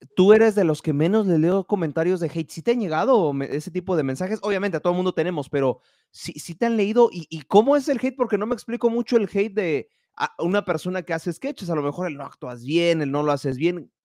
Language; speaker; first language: Spanish; native; Spanish